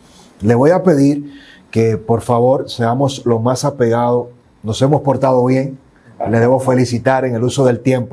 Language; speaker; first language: Spanish; native; Spanish